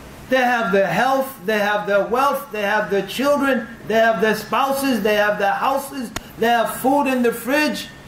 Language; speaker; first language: English; native; English